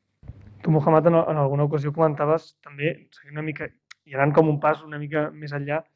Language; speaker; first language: Catalan; native; Catalan